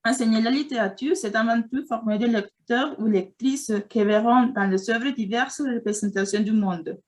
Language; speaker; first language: French; non-native, fluent; Spanish